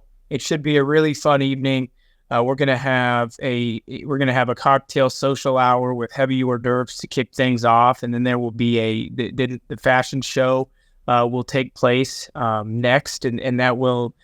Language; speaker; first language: English; native; English